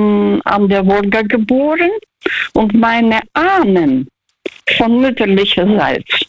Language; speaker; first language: German; non-native, fluent; Russian